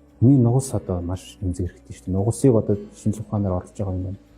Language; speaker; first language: Mongolian; non-native, local second language; Kazakh